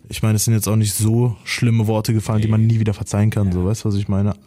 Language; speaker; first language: German; native; German